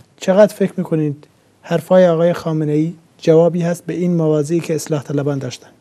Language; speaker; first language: Persian; non-native, local second language; Central Kurdish